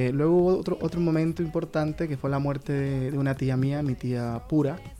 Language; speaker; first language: Spanish; native; Spanish